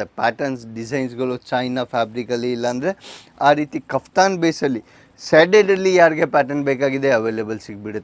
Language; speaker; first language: Kannada; non-native, local second language; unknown